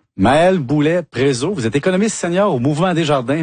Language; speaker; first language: French; native; French